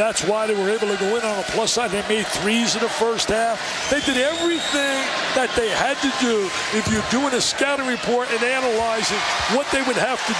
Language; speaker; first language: English; native; English